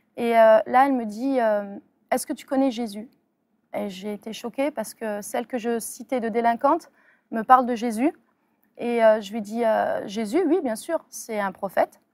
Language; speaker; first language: French; early bilingual, other home language; Arabic